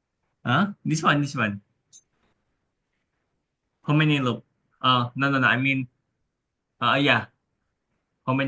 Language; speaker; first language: English; non-native, learner; Indonesian